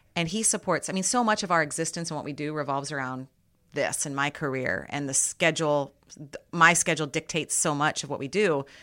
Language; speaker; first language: English; native; English